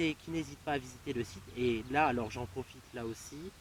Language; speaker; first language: French; native; French